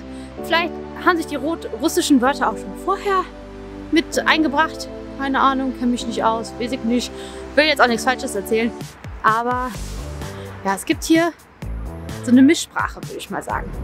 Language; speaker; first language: German; native; German